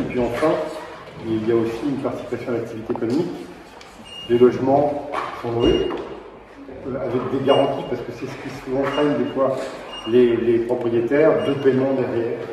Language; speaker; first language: French; native; French